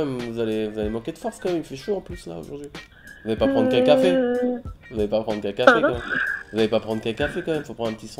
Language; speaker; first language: French; native; French